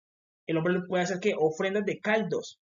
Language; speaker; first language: Spanish; native; Spanish